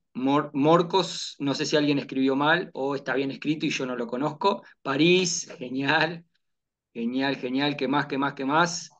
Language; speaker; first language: Spanish; native; Spanish